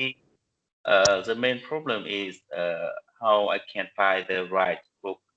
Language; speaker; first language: English; non-native, learner; Vietnamese